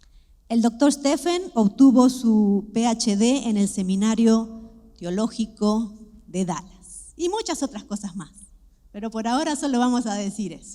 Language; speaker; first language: Spanish; native; Spanish